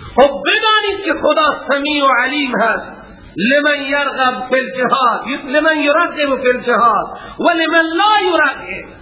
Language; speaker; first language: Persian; non-native, local second language; Baluchi